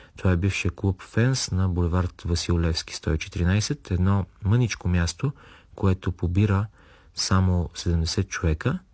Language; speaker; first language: Bulgarian; native; Bulgarian